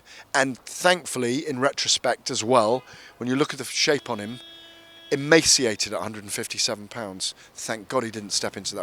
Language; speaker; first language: English; native; English